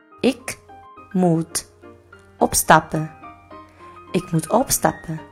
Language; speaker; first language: Dutch; non-native, learner; Chinese